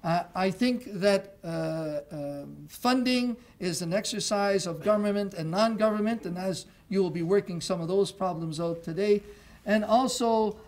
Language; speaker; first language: English; non-native, local second language; French